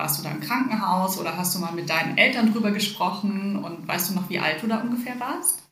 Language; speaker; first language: German; native; German